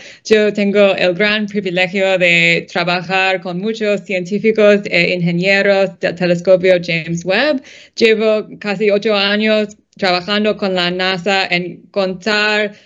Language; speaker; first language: Spanish; non-native, fluent; English